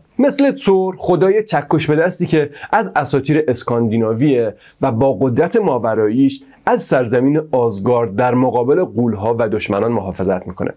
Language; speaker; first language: Persian; native; Persian